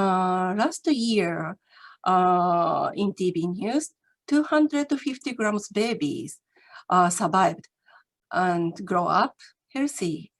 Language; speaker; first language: English; non-native, learner; Japanese